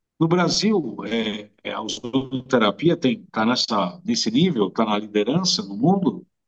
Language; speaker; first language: Portuguese; native; Portuguese